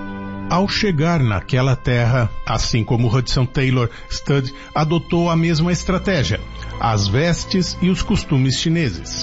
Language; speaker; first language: Portuguese; native; Portuguese